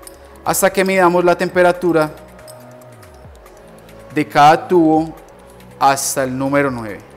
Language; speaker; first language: Spanish; native; Spanish